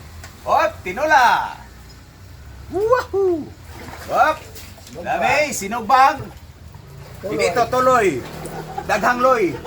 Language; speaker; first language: Filipino; non-native, local second language; Cebuano